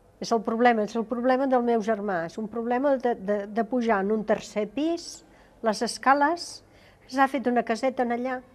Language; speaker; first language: Catalan; non-native, local second language; Galician